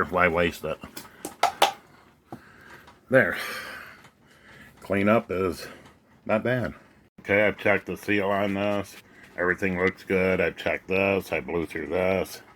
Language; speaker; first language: English; native; English